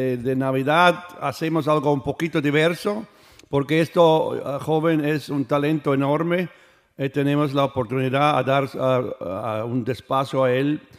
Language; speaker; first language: Spanish; non-native, learner; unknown